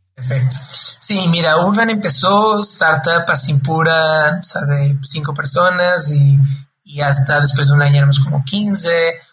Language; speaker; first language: Spanish; non-native, fluent; Portuguese